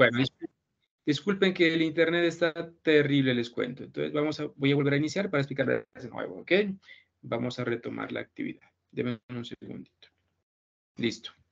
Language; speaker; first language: Spanish; native; Spanish